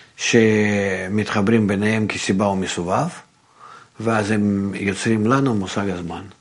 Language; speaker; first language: Hebrew; non-native, fluent; Russian